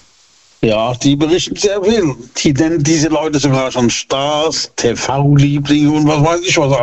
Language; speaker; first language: German; native; German